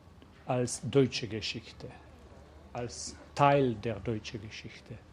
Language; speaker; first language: German; non-native, learner; English